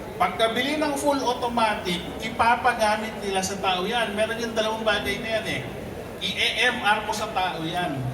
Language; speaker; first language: Filipino; non-native, local second language; Iloko